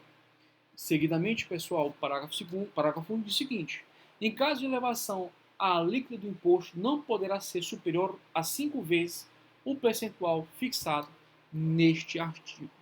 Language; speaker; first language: Portuguese; native; Portuguese